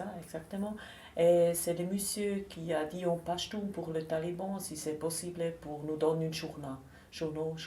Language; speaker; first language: French; non-native, local second language; German